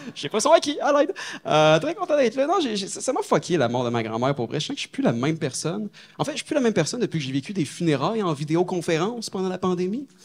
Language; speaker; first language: French; native; French